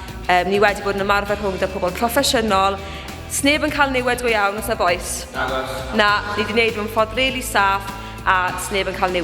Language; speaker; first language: Welsh; native; Welsh